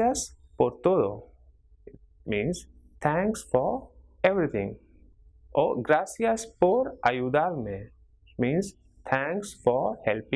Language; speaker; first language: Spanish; non-native, fluent; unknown